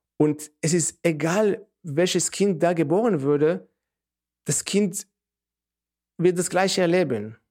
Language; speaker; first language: German; non-native, fluent; Hebrew